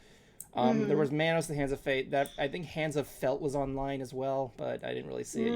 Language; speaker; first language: English; native; English